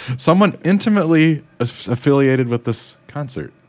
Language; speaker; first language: English; native; English